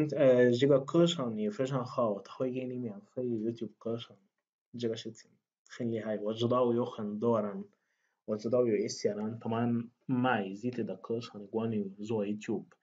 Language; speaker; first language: Chinese; non-native, fluent; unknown